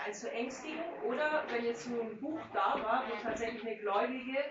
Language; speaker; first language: German; native; German